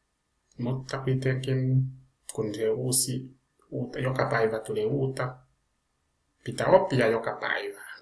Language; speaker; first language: Finnish; non-native, learner; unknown